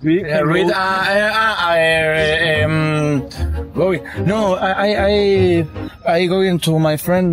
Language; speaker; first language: English; non-native, learner; Spanish